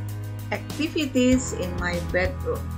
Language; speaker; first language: English; non-native, fluent; Indonesian